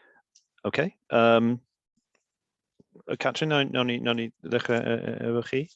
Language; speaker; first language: Welsh; native; Welsh